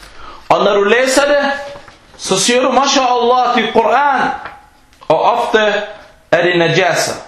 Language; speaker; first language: Danish; non-native, fluent; Arabic